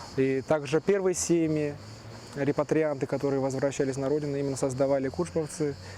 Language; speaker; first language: Russian; early bilingual, other home language; Turkish